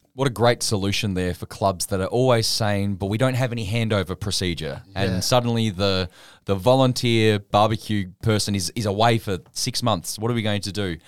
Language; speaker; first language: English; native; English